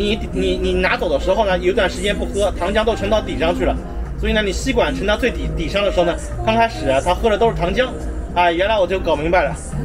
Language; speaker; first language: Chinese; native; Chinese